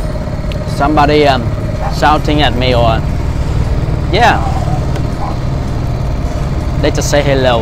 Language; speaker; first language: English; non-native, fluent; Vietnamese